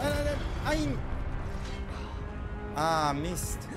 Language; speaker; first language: German; native; German